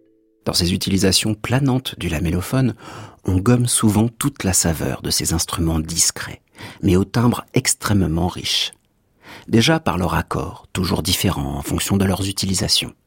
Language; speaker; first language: French; native; French